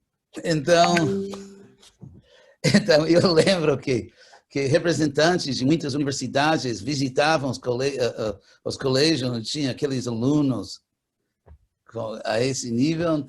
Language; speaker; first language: Portuguese; non-native, fluent; English